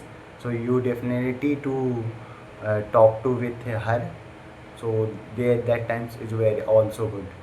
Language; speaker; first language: English; non-native, learner; Hindi